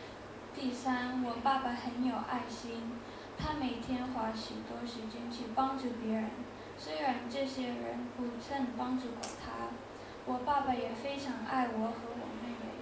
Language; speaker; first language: Chinese; non-native, learner; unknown